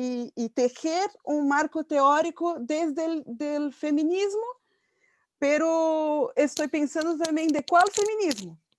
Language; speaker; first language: Spanish; non-native, fluent; Portuguese